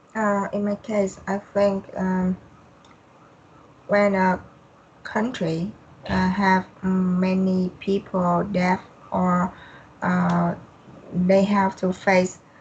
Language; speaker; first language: English; non-native, learner; Vietnamese